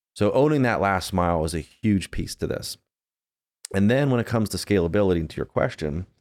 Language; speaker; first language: English; native; English